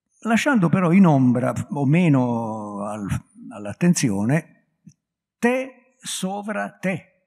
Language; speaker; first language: Italian; native; Italian